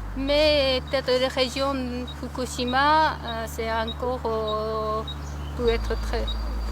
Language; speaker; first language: French; non-native, fluent; Japanese